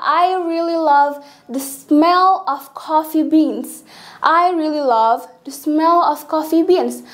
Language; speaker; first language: English; non-native, fluent; Indonesian